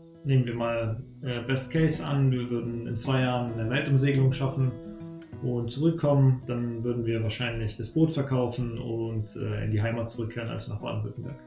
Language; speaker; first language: German; native; German